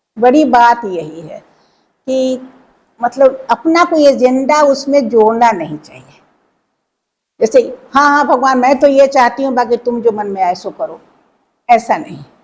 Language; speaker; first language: Hindi; native; Hindi